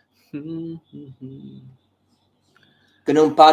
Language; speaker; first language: Indonesian; non-native, learner; English